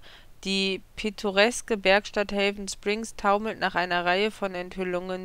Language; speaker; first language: German; native; German